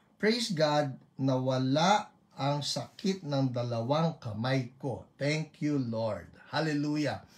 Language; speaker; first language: Filipino; native; Filipino